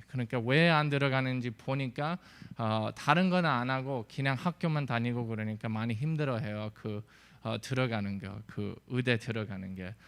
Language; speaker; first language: Korean; early bilingual, heritage; English